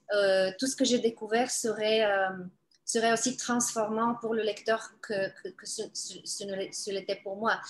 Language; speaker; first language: French; non-native, fluent; Bulgarian